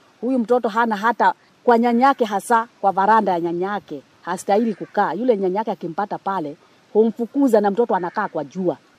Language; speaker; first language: Swahili; non-native, local second language; Luo (Kenya and Tanzania)